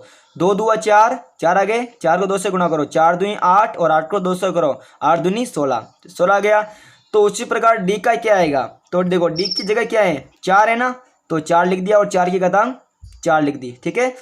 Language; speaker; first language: Hindi; native; Hindi